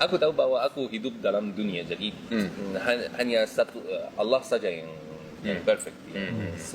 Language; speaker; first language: Indonesian; non-native, fluent; Arabic